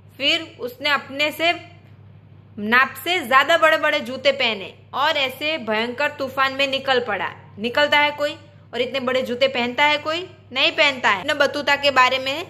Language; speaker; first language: Hindi; non-native, local second language; Gujarati